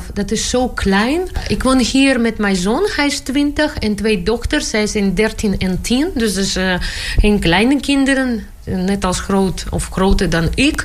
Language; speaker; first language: Dutch; non-native, learner; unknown